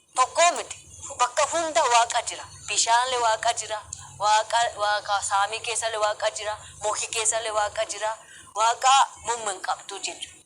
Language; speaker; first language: Oromo; non-native, fluent; Japanese